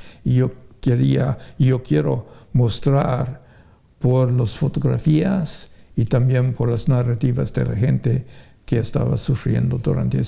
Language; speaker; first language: Spanish; non-native, fluent; English